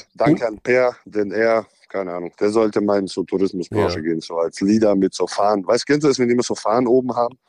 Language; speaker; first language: German; native; German